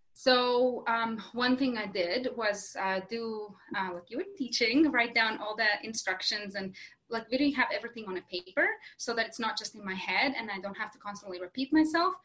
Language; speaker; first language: English; non-native, fluent; Latvian